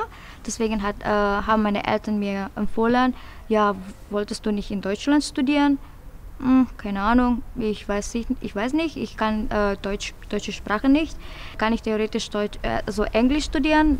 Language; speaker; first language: German; non-native, fluent; Indonesian